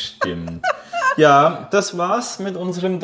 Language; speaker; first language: German; native; German